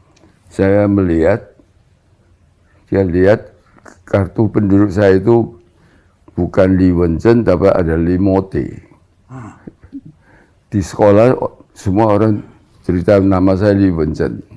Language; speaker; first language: Indonesian; non-native, local second language; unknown